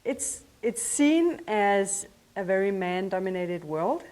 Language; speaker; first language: English; non-native, fluent; Danish